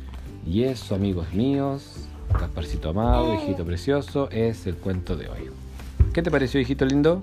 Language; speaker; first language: Spanish; native; Spanish